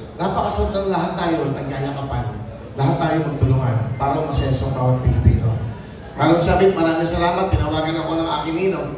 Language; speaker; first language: Filipino; native; Filipino